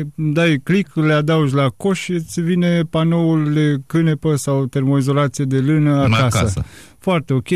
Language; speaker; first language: Romanian; native; Romanian